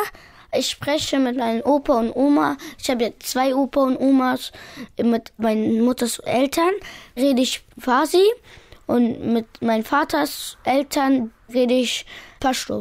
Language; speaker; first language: German; early bilingual, other home language; Pashto